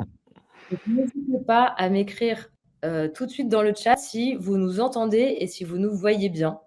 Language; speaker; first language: French; native; French